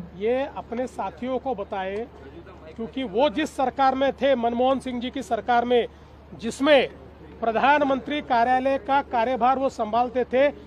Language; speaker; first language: Hindi; non-native, local second language; Marathi